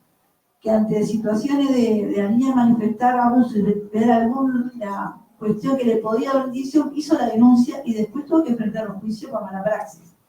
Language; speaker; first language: Spanish; native; Spanish